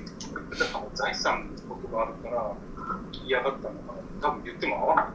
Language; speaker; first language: Japanese; native; Japanese